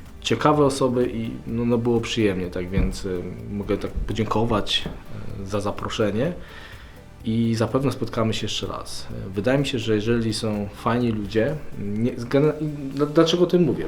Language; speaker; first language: Polish; native; Polish